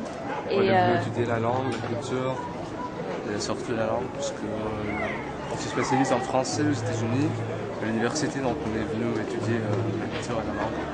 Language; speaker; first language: French; non-native, fluent; English